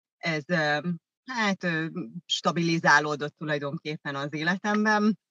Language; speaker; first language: Hungarian; early bilingual, other home language; German